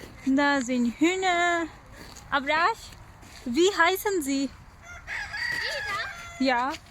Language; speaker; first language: German; non-native, learner; Urdu